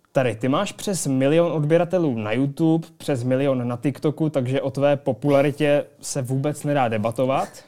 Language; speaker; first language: Czech; native; Czech